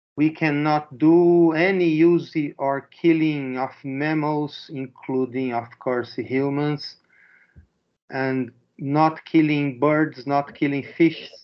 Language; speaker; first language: English; non-native, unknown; Portuguese